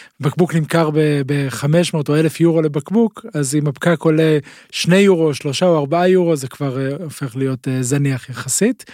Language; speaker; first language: Hebrew; native; Hebrew